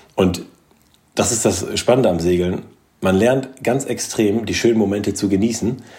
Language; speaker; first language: German; native; German